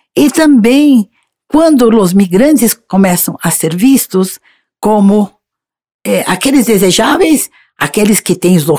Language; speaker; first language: Spanish; non-native, learner; Portuguese